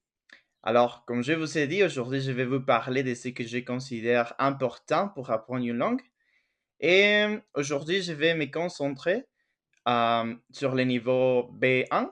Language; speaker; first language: French; non-native, fluent; Spanish